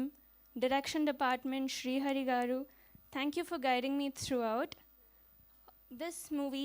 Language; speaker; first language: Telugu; non-native, learner; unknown